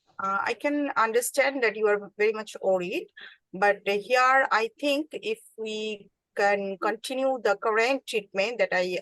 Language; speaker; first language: English; non-native, learner; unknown